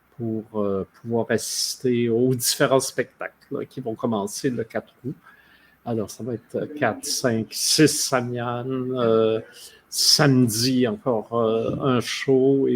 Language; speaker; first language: French; native; French